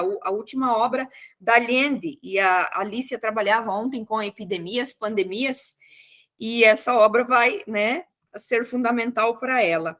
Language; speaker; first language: Portuguese; native; Portuguese